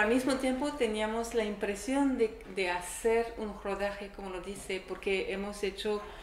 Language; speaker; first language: Spanish; non-native, learner; French